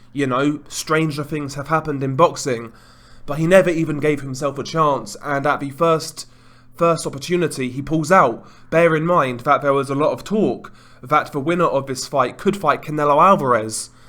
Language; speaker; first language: English; native; English